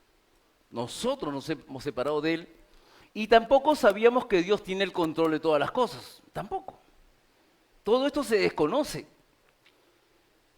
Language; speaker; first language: Spanish; native; Spanish